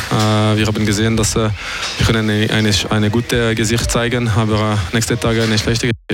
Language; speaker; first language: German; non-native, fluent; French